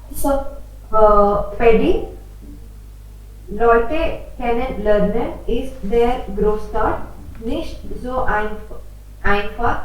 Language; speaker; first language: German; non-native, learner; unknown